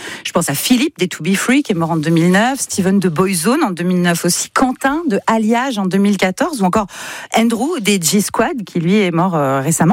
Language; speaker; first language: French; native; French